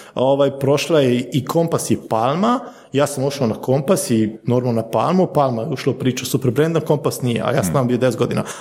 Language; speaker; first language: Croatian; early bilingual, heritage; Slovenian